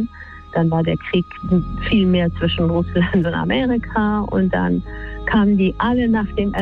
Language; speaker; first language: German; non-native, fluent; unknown